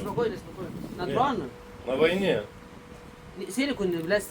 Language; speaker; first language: Russian; non-native, learner; Arabic